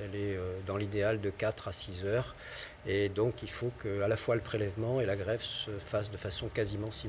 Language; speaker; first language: French; native; French